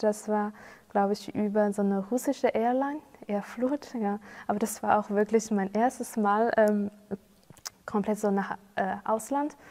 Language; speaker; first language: German; non-native, fluent; Chinese